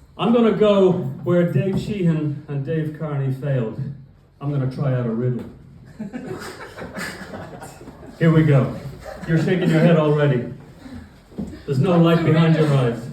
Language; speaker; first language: English; native; English